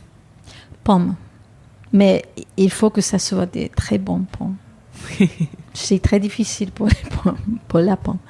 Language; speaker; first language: French; non-native, fluent; Japanese